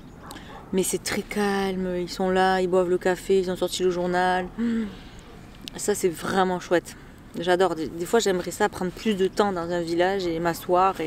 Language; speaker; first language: French; native; French